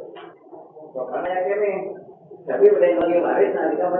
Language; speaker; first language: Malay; non-native, local second language; Sundanese